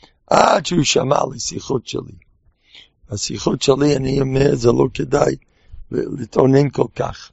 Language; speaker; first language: Hebrew; non-native, fluent; English